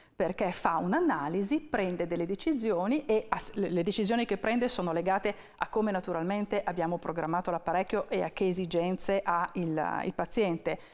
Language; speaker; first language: Italian; native; Italian